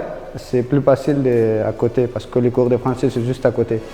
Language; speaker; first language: French; non-native, learner; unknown